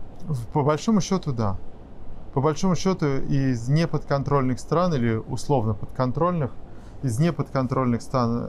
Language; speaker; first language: Russian; native; Russian